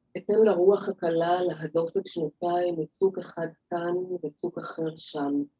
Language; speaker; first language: Hebrew; native; Hebrew